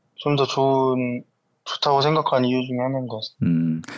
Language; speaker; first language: Korean; native; Korean